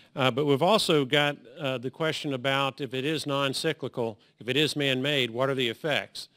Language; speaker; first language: English; native; English